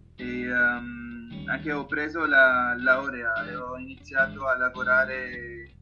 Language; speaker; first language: Italian; non-native, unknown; Arabic